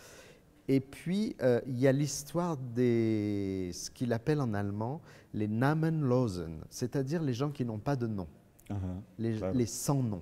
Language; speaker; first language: French; native; French